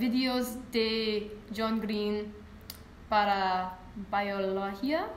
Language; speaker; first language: Spanish; non-native, learner; English